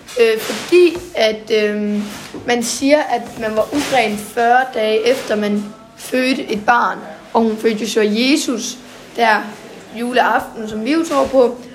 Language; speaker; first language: Danish; native; Danish